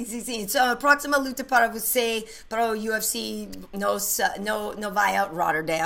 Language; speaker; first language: Portuguese; non-native, learner; English